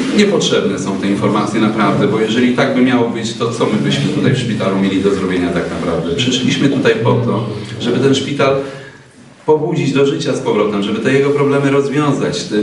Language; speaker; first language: Polish; native; Polish